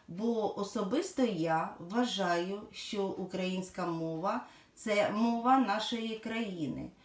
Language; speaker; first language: Ukrainian; non-native, local second language; Russian